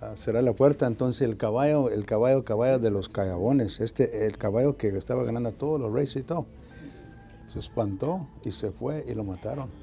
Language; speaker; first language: Spanish; early bilingual, heritage; Spanish